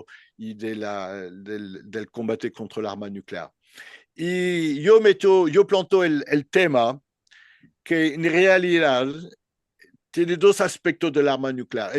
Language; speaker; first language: Spanish; non-native, learner; French